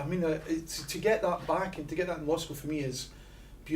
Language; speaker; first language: English; native; English